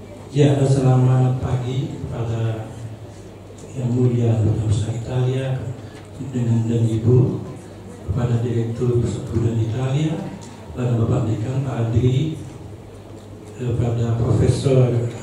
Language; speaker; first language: Indonesian; native; Indonesian